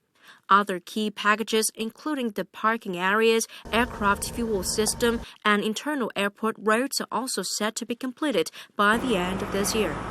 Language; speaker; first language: English; non-native, fluent; Vietnamese